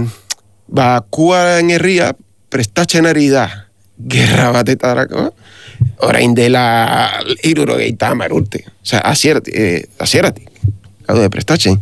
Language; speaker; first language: Basque; non-native, learner; Spanish